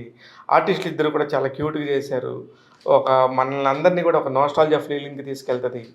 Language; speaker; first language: Telugu; native; Telugu